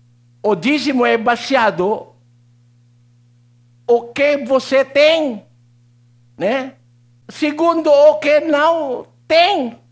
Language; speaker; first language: Portuguese; non-native, learner; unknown